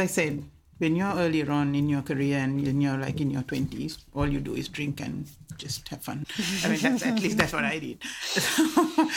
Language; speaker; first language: English; non-native, local second language; Sinhala